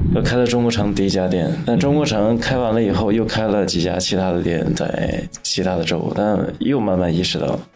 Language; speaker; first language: Chinese; native; Chinese